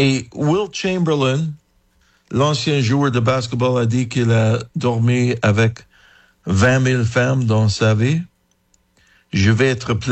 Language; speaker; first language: French; non-native, learner; English